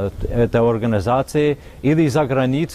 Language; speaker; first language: Russian; non-native, fluent; English